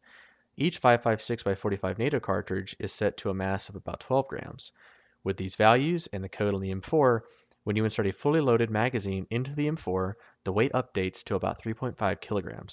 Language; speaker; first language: English; native; English